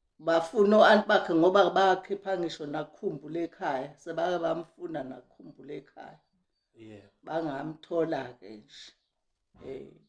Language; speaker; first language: Zulu; native; Zulu